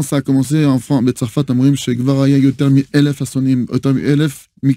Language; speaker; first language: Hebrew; non-native, fluent; French